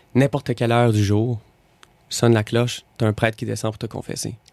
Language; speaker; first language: French; native; French